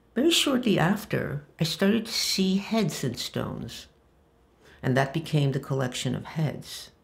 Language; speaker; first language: English; early bilingual, other home language; Hebrew